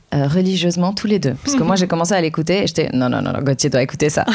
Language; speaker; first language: French; non-native, local second language; Arabic